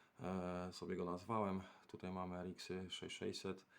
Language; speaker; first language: Polish; native; Polish